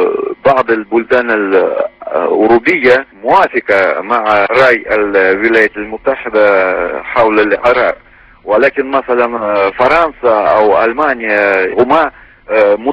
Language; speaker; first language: Arabic; non-native, fluent; Russian